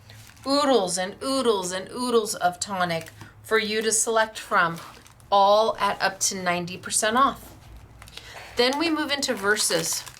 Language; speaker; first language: English; native; English